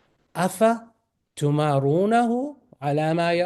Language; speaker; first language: Arabic; non-native, fluent; English